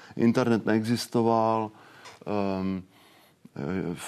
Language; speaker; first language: Czech; native; Czech